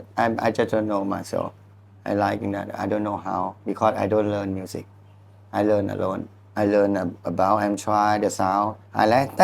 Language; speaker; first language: English; non-native, learner; Thai